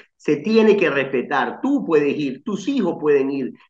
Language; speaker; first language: Spanish; native; Spanish